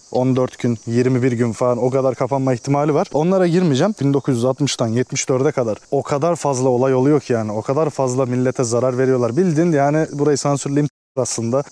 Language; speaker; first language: Turkish; native; Turkish